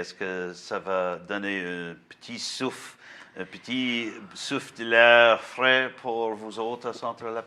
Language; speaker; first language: French; non-native, learner; English